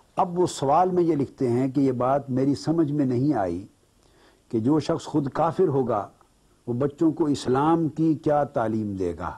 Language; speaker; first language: Urdu; native; Urdu